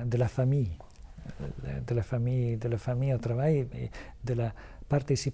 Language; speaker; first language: French; non-native, fluent; Italian